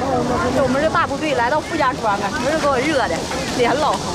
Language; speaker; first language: Chinese; native; Chinese